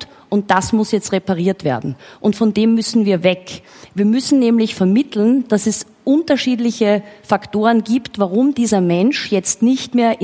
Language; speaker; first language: German; native; German